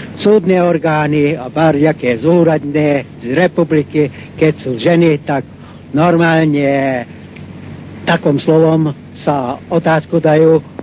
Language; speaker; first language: Slovak; non-native, local second language; Hungarian